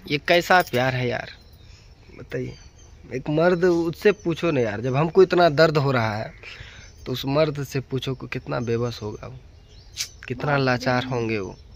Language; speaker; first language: Hindi; native; Hindi